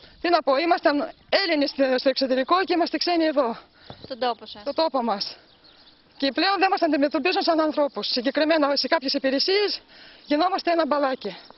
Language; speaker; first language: Greek; early bilingual, heritage; Greek